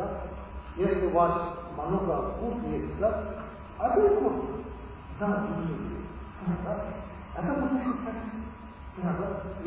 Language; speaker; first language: Russian; non-native, learner; Tibetan